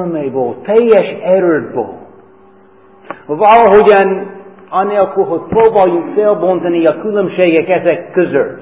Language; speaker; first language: Hungarian; non-native, fluent; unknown